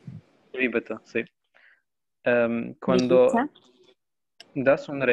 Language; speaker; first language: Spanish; non-native, learner; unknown